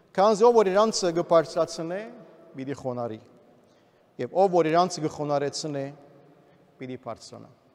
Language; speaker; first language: Armenian; early bilingual, heritage; Armenian